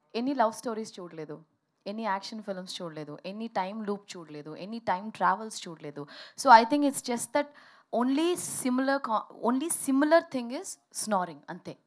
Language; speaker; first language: Telugu; early bilingual, heritage; Telugu